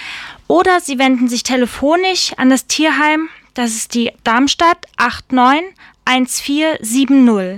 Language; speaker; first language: German; native; German